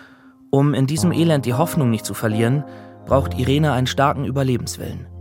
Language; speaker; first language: German; native; German